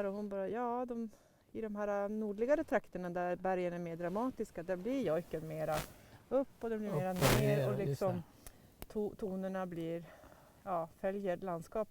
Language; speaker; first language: Swedish; native; Swedish